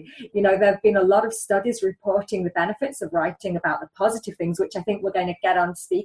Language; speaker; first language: English; native; English